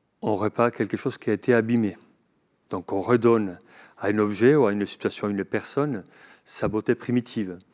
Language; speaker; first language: French; non-native, fluent; Spanish